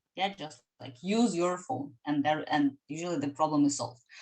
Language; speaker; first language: English; non-native, fluent; Ukrainian